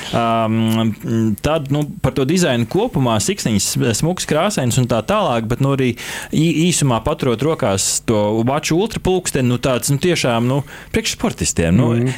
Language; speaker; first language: Latvian; native; Latvian